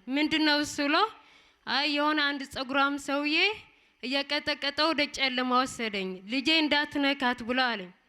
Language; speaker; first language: Amharic; non-native, local second language; Tigrinya